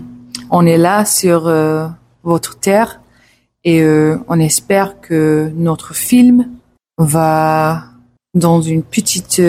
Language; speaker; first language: French; non-native, learner; English